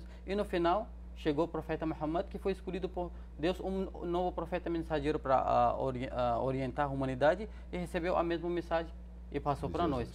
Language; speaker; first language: Portuguese; non-native, fluent; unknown